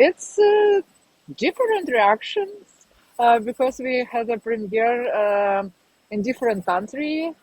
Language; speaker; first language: English; non-native, learner; Ukrainian